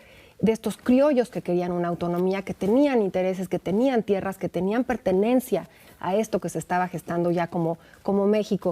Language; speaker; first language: Spanish; native; Spanish